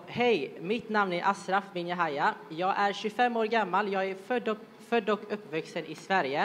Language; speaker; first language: Swedish; early bilingual, other home language; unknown